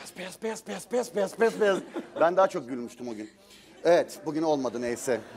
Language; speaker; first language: Turkish; native; Turkish